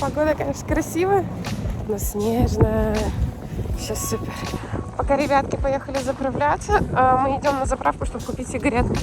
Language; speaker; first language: Russian; native; Russian